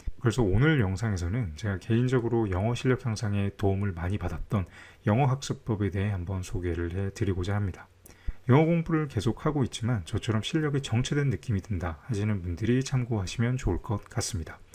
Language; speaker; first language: Korean; native; Korean